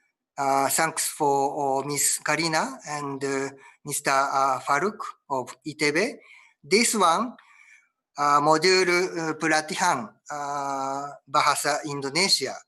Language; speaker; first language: English; non-native, learner; Japanese